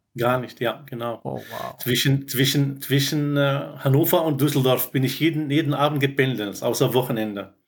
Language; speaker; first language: German; non-native, fluent; Arabic